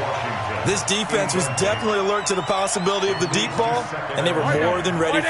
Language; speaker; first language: English; native; English